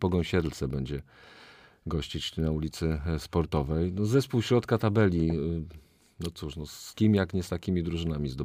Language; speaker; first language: Polish; native; Polish